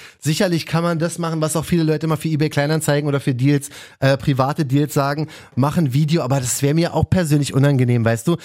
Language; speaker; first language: German; native; German